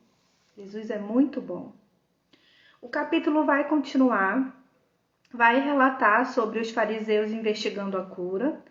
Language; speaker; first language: Portuguese; native; Portuguese